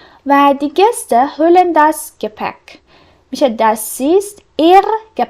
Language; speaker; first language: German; non-native, fluent; Persian